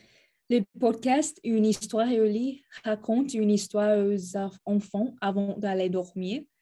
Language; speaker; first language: French; non-native, learner; Spanish